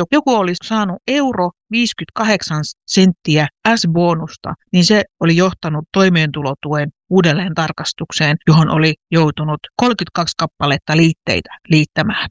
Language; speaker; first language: Finnish; native; Finnish